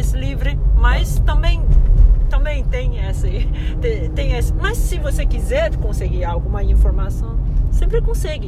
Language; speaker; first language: Portuguese; non-native, fluent; Chinese